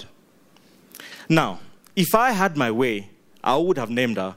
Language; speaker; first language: English; non-native, local second language; Ganda